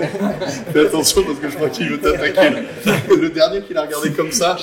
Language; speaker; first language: French; native; French